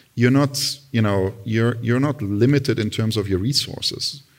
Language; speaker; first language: English; non-native, fluent; German